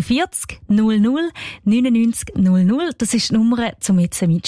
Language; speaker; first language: German; native; German